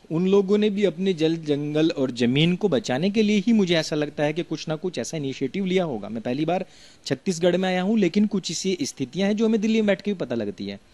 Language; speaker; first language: Hindi; native; Hindi